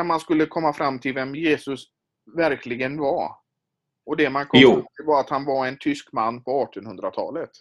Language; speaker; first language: Swedish; native; Swedish